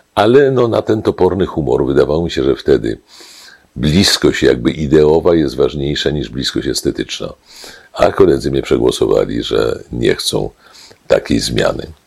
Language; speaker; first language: Polish; native; Polish